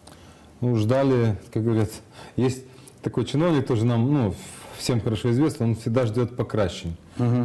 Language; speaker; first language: Russian; native; Russian